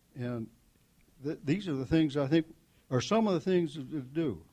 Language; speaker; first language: English; native; English